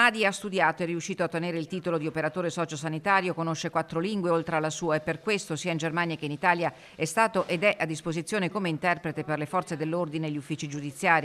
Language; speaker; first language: Italian; native; Italian